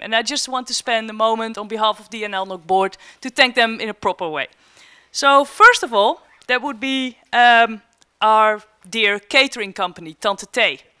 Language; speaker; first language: English; non-native, fluent; Dutch